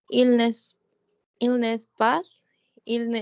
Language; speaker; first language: French; non-native, learner; Spanish